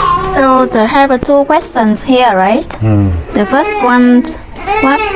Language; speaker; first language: English; non-native, learner; Vietnamese